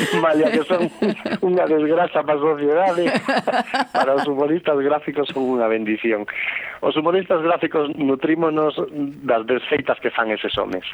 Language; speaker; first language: Galician; non-native, local second language; Spanish